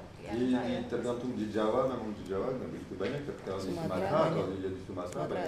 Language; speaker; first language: Indonesian; non-native, fluent; French